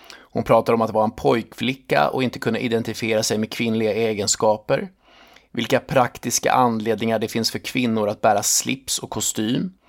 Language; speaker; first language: Swedish; native; Swedish